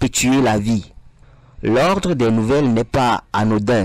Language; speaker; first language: French; non-native, local second language; Ewe